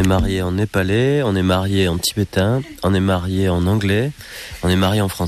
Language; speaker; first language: French; native; French